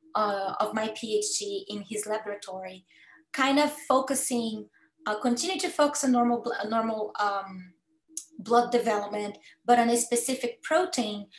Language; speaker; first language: English; non-native, fluent; Portuguese